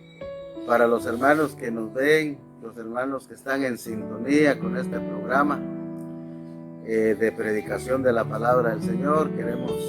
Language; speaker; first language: Spanish; native; Spanish